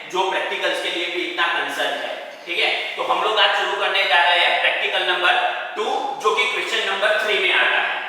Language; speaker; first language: Hindi; non-native, local second language; Gujarati